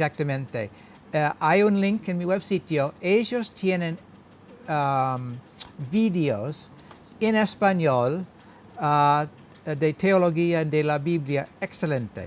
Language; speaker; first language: Spanish; non-native, learner; English